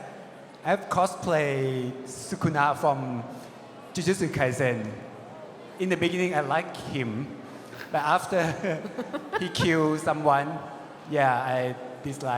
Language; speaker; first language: English; non-native, learner; Thai